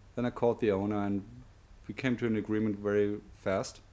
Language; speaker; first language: English; non-native, fluent; German